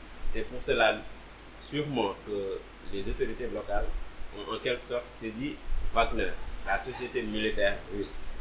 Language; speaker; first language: French; non-native, local second language; Wolof